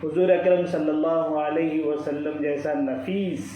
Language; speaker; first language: Urdu; native; Urdu